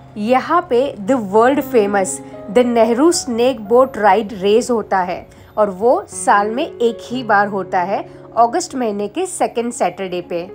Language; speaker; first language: Hindi; non-native, local second language; Gujarati